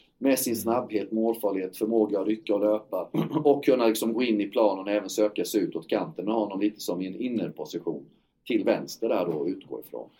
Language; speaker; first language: Swedish; native; Swedish